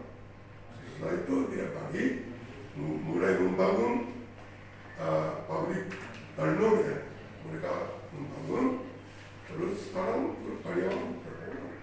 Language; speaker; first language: Indonesian; non-native, fluent; Japanese